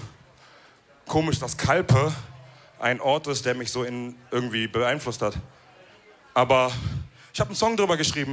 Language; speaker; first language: German; early bilingual, other home language; Wolof